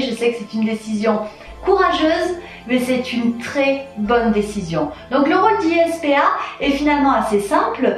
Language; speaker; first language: French; native; French